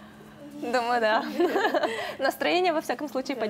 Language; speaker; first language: Russian; native; Russian